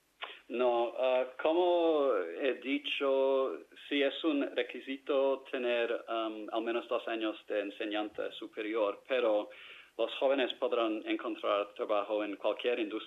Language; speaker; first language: Spanish; non-native, fluent; English